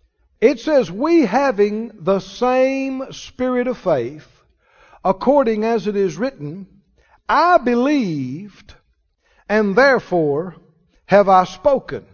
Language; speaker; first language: English; native; English